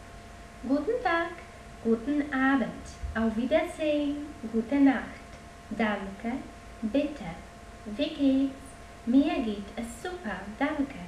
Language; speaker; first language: German; non-native, fluent; Polish